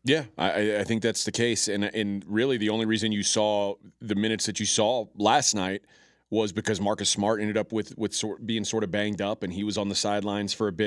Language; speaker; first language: English; native; English